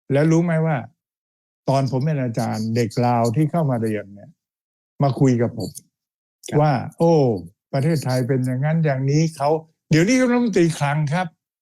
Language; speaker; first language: Thai; native; Thai